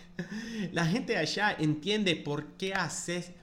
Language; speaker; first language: Spanish; non-native, fluent; English